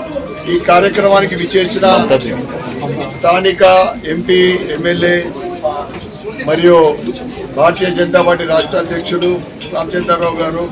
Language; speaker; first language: Telugu; native; Telugu